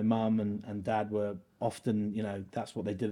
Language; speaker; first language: English; native; English